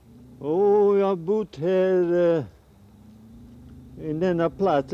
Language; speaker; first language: Swedish; early bilingual, heritage; Swedish